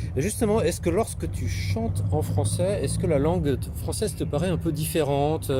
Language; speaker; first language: French; native; French